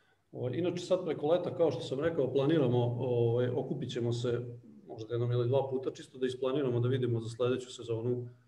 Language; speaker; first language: Serbian; native; Serbian